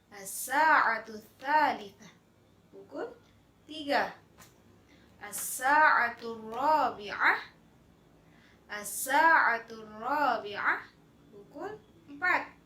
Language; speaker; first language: Arabic; non-native, fluent; Indonesian